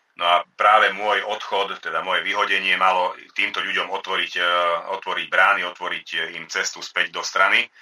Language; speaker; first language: Slovak; non-native, local second language; Hungarian